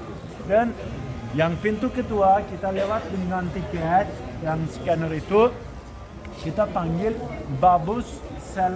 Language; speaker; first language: Indonesian; non-native, fluent; Turkish